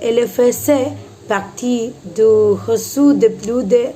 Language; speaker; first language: French; non-native, learner; Spanish